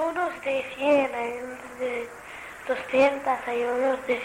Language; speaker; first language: Spanish; non-native, learner; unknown